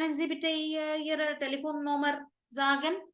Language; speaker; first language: German; non-native, fluent; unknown